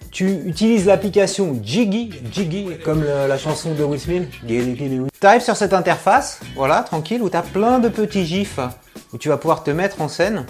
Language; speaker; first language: French; native; French